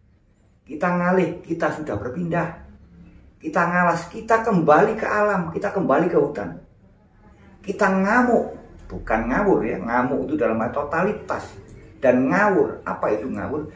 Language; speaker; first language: Indonesian; non-native, local second language; Javanese